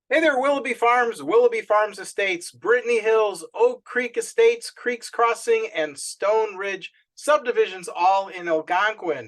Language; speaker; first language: English; native; English